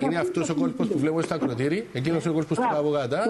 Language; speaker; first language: Greek; native; Greek